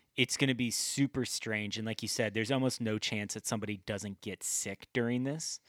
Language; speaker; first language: English; native; English